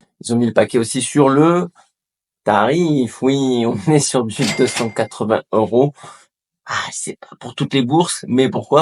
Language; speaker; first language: French; native; French